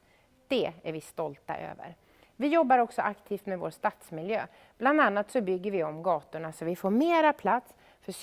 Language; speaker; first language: Swedish; native; Swedish